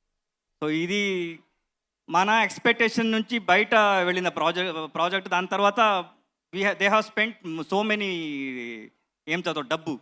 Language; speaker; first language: Telugu; non-native, learner; Kannada